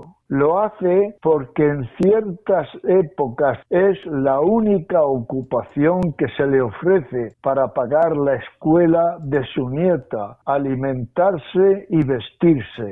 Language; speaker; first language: Spanish; native; Spanish